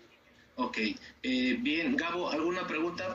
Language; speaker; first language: Spanish; native; Spanish